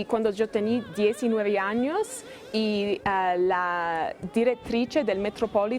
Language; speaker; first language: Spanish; non-native, fluent; Italian